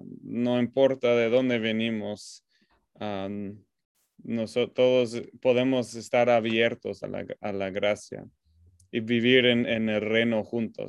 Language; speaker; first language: Spanish; non-native, fluent; English